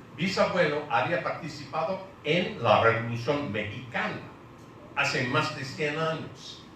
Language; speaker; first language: Spanish; non-native, fluent; English